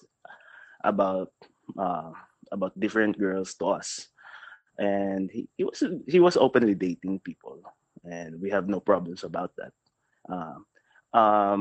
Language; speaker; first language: English; non-native, local second language; Filipino